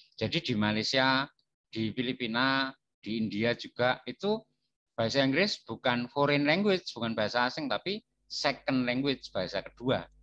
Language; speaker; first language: Indonesian; non-native, local second language; Javanese